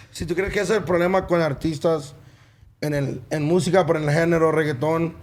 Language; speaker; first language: Spanish; early bilingual, other home language; English